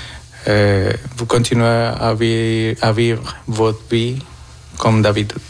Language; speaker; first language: French; non-native, fluent; Spanish